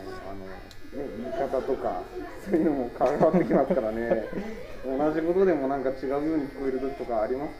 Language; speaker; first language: Japanese; native; Japanese